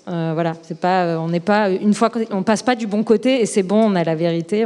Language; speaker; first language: French; native; French